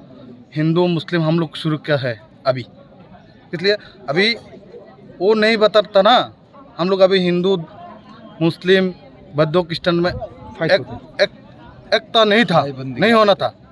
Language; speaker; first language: Hindi; non-native, local second language; Bangla